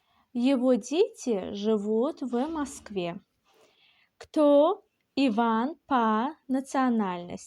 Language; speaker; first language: Russian; non-native, local second language; Azerbaijani